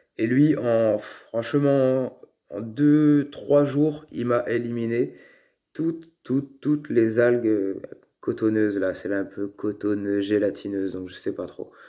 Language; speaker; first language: French; native; French